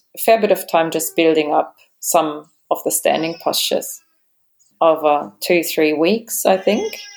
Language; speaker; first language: English; non-native, fluent; German